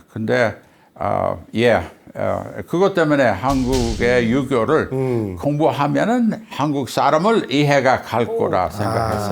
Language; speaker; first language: Korean; non-native, fluent; English